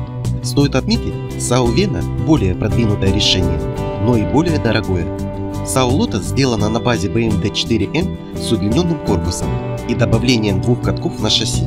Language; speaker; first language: Russian; native; Russian